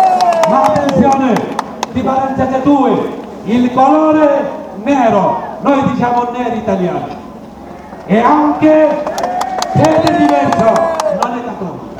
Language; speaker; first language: Italian; non-native, learner; Bangla